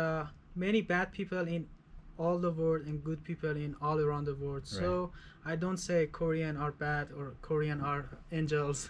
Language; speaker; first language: English; non-native, fluent; Persian